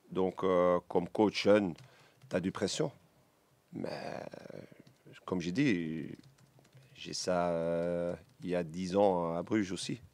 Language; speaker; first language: French; non-native, learner; Dutch